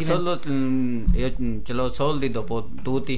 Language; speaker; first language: Italian; non-native, learner; Punjabi